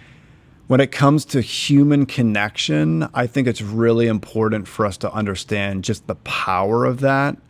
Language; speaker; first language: English; native; English